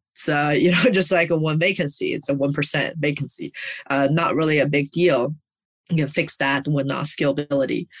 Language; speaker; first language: English; early bilingual, other home language; Chinese